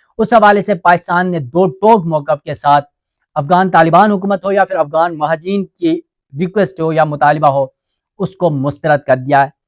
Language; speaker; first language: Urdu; non-native, local second language; Shina